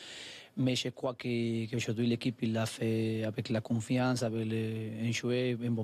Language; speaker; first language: French; non-native, learner; Spanish